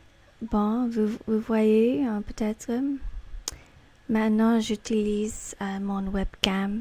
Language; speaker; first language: French; non-native, fluent; English